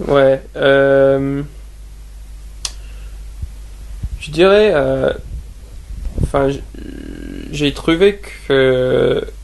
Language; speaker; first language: French; non-native, fluent; English